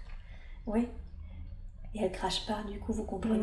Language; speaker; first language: French; native; French